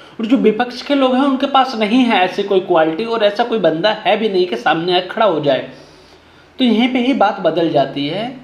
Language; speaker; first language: Hindi; native; Hindi